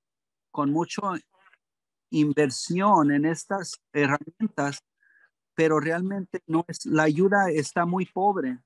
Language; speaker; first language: Spanish; early bilingual, heritage; English